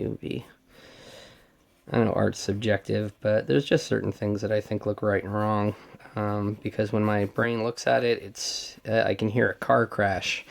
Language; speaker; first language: English; native; English